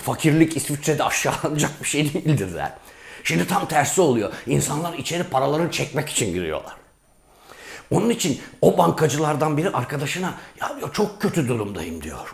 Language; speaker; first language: Turkish; native; Turkish